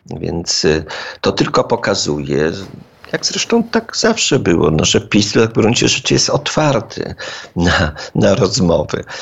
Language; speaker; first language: Polish; native; Polish